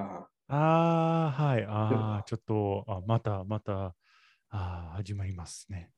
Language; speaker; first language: Japanese; non-native, learner; English